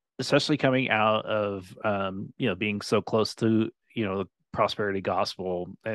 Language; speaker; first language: English; native; English